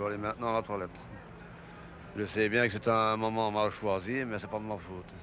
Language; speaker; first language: French; native; French